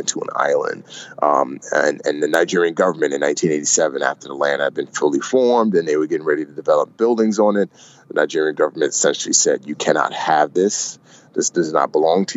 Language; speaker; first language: English; native; English